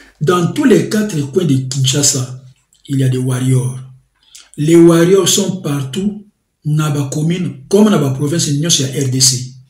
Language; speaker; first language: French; non-native, local second language; Lingala